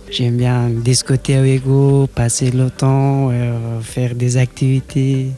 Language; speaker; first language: French; non-native, learner; Persian